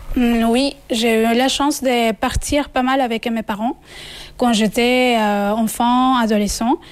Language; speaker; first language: French; non-native, fluent; Spanish